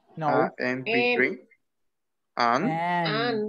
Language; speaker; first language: English; non-native, learner; Spanish